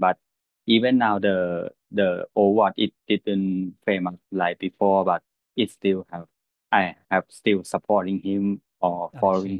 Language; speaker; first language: English; non-native, learner; Thai